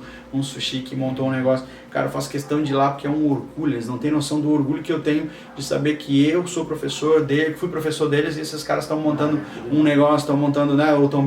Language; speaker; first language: Portuguese; native; Portuguese